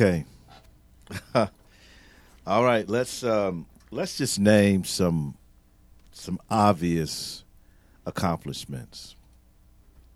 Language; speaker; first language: English; native; English